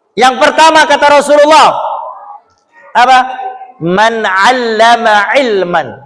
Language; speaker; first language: Malay; native; Malay